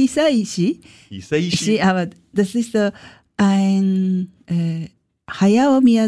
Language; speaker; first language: German; non-native, learner; Japanese